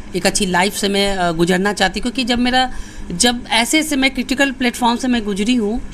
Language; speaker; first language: Hindi; native; Hindi